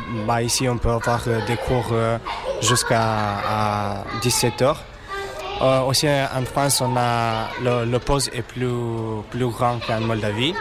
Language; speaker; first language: French; non-native, learner; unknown